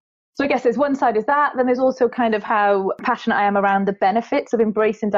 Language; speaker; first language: English; native; English